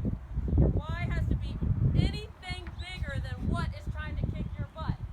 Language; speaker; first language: English; native; English